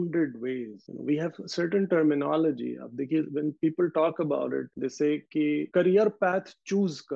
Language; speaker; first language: English; non-native, local second language; Urdu